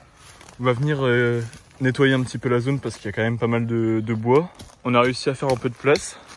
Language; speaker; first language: French; native; French